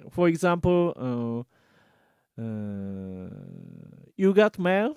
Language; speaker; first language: English; non-native, learner; Japanese